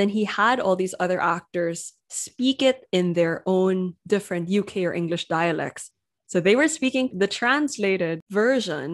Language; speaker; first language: English; non-native, local second language; Filipino